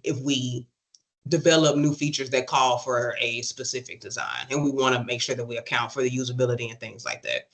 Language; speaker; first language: English; native; English